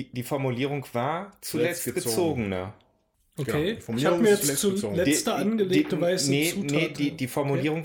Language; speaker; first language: German; native; German